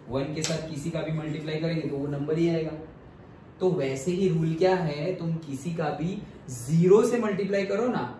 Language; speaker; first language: Hindi; non-native, local second language; Gujarati